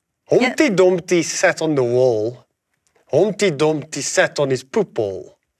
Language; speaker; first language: English; non-native, local second language; Afrikaans